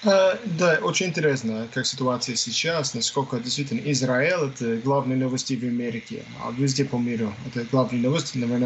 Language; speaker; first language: Russian; non-native, fluent; English